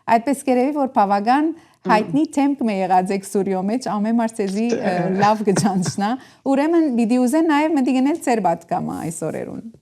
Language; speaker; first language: Armenian; early bilingual, heritage; Armenian